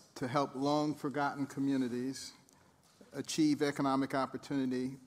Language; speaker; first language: English; native; English